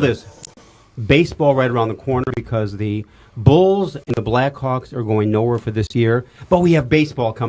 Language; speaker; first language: English; native; English